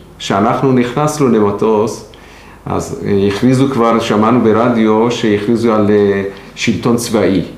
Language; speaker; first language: Hebrew; non-native, fluent; Persian